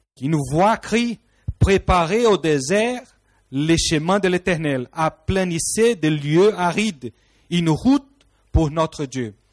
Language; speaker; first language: French; non-native, fluent; Portuguese